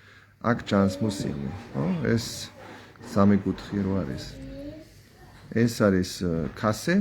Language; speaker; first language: Georgian; non-native, learner; German